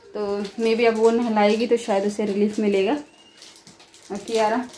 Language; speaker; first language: Hindi; native; Hindi